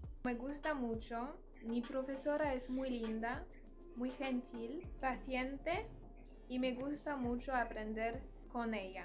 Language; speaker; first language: Spanish; non-native, learner; French